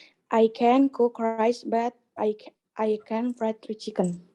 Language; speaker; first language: English; non-native, learner; Indonesian